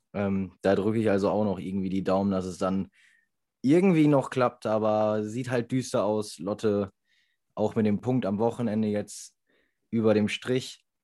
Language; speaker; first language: German; native; German